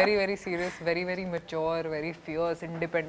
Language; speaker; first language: Telugu; non-native, fluent; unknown